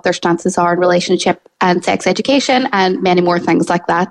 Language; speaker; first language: English; native; English